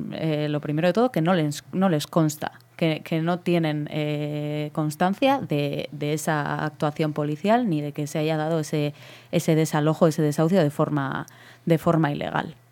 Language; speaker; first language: Spanish; native; Spanish